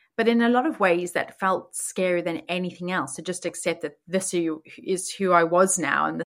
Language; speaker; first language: English; native; English